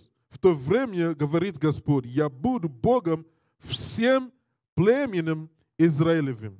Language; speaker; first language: Russian; non-native, learner; English